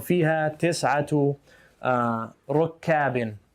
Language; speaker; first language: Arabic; non-native, fluent; English